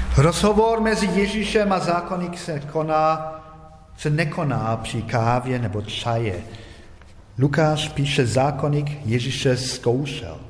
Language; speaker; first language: Czech; non-native, fluent; German